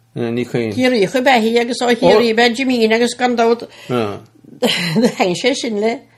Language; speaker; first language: Irish; native; Irish